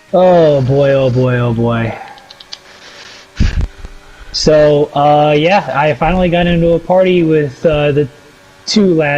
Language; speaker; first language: English; native; English